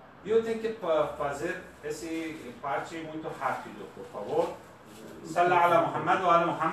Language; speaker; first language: Portuguese; non-native, learner; Persian